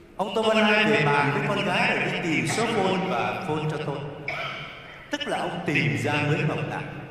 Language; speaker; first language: Vietnamese; native; Vietnamese